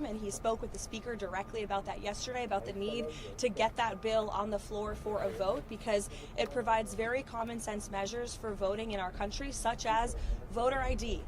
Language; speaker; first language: English; native; English